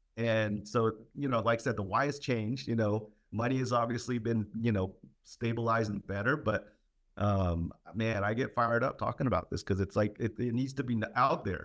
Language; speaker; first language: English; native; English